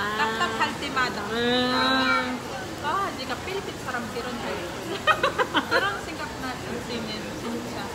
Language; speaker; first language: Korean; non-native, learner; Filipino